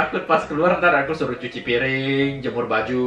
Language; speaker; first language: Indonesian; native; Indonesian